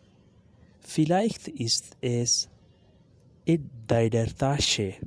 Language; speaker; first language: German; non-native, learner; Urdu